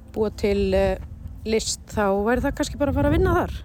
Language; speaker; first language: Icelandic; native; Icelandic